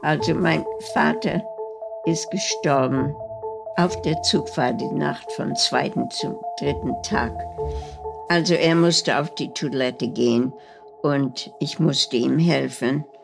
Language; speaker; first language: German; native; German